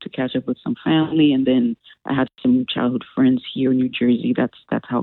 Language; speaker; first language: English; non-native, local second language; Akan